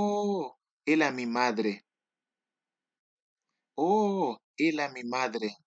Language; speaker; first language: Spanish; non-native, learner; Haitian Creole